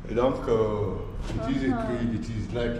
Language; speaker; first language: English; non-native, learner; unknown